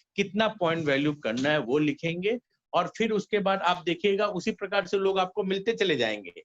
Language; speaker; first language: Hindi; native; Hindi